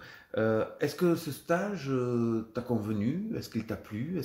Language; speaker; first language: French; native; French